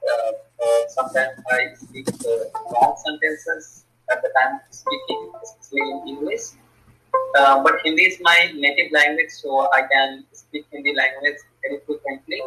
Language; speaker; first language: English; non-native, learner; Hindi